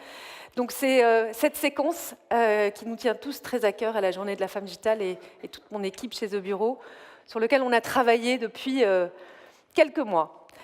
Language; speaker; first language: French; native; French